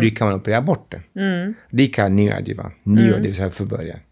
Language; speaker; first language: Swedish; non-native, fluent; Arabic